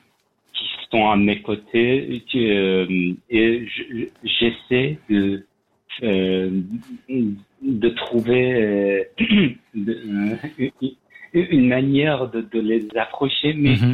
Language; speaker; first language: French; non-native, learner; Persian